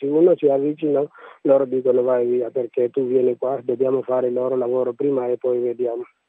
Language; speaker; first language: Italian; non-native, learner; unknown